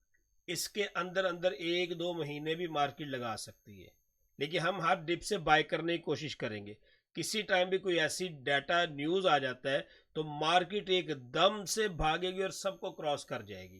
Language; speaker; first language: Hindi; non-native, local second language; Punjabi